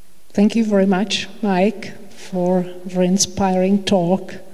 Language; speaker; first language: English; non-native, fluent; Czech